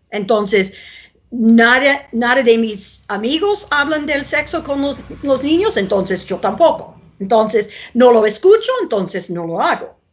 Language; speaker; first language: Spanish; non-native, fluent; English